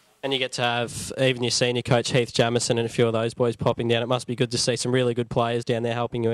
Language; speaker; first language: English; native; English